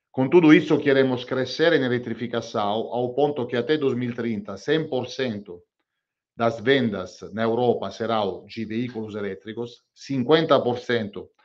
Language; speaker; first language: Portuguese; non-native, fluent; Italian